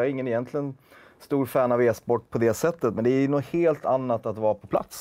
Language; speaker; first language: Swedish; native; Swedish